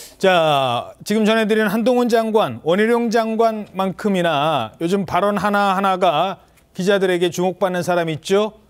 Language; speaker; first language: Korean; native; Korean